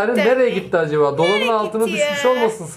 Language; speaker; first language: Turkish; native; Turkish